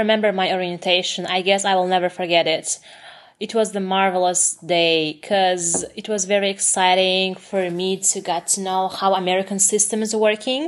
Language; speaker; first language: English; non-native, fluent; Turkmen